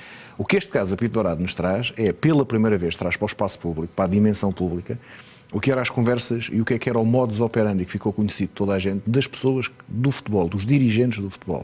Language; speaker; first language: Portuguese; native; Portuguese